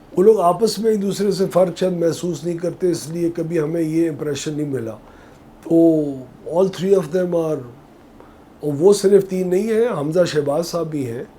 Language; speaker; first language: Urdu; native; Urdu